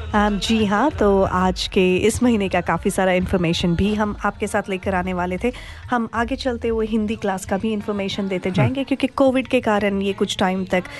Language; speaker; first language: Hindi; non-native, local second language; Gujarati